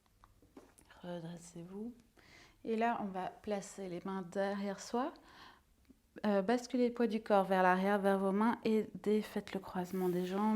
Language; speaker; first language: French; native; French